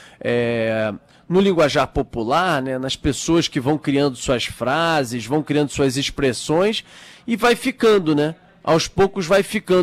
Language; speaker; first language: Portuguese; native; Portuguese